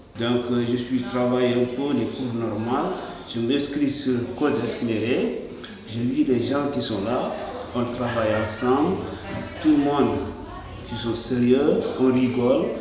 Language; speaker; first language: French; non-native, learner; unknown